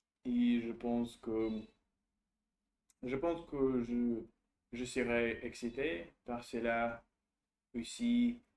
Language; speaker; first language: French; non-native, learner; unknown